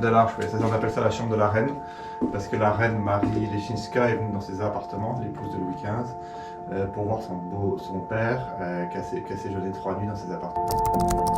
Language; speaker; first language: French; native; French